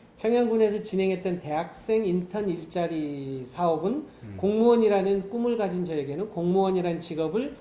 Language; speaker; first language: Korean; native; Korean